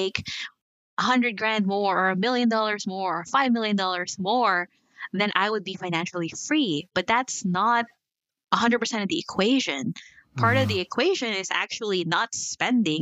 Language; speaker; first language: English; non-native, local second language; Filipino